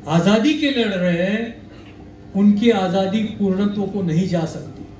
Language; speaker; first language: Hindi; non-native, local second language; Marathi